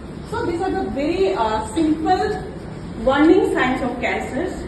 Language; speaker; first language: English; non-native, local second language; Bangla